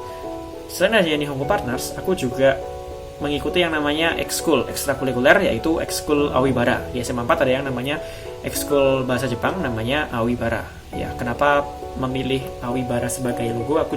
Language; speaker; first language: Indonesian; native; Indonesian